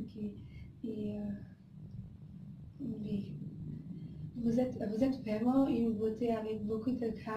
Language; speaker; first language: French; non-native, learner; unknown